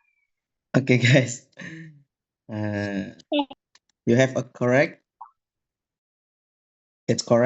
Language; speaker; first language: English; non-native, learner; Indonesian